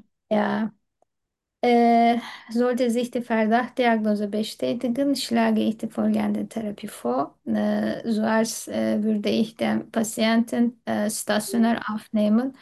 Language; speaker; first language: German; non-native, learner; Turkish